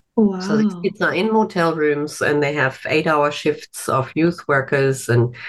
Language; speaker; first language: English; non-native, fluent; German